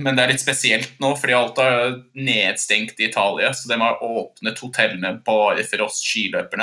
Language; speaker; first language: Norwegian; non-native, fluent; English